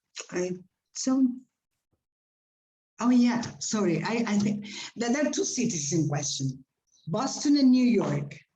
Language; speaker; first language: English; non-native, fluent; Spanish